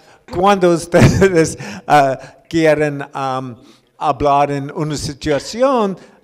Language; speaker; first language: Spanish; non-native, learner; English